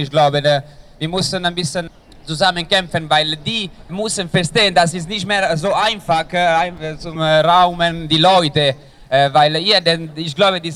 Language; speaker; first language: German; non-native, learner; Italian